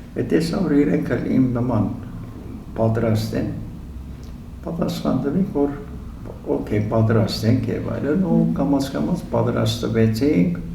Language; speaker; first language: Armenian; early bilingual, heritage; Armenian